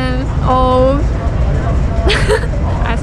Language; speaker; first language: English; non-native, learner; Chinese